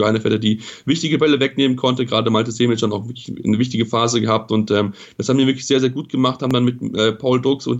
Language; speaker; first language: German; native; German